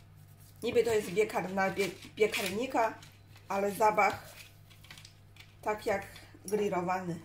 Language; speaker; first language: Polish; non-native, learner; Chinese